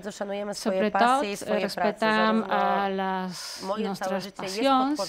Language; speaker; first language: Catalan; non-native, learner; Polish